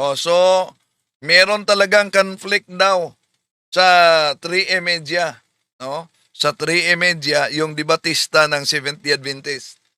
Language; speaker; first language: Filipino; non-native, local second language; Cebuano